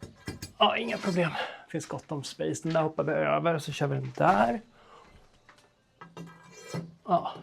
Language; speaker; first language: Swedish; native; Swedish